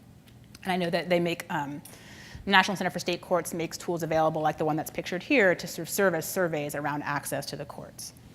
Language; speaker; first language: English; native; English